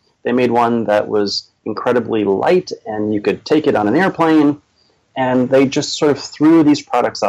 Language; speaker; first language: English; native; English